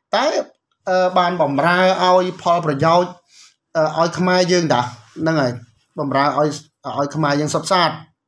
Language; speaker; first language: Khmer; native; Khmer